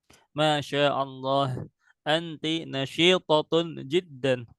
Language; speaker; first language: Arabic; non-native, fluent; Indonesian